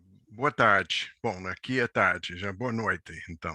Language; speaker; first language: Portuguese; non-native, fluent; English